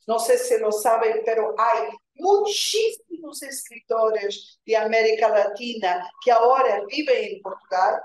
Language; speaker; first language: Spanish; non-native, fluent; Portuguese